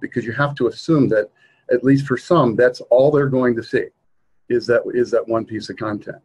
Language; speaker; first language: English; native; English